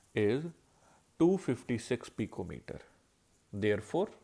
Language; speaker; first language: English; non-native, local second language; Punjabi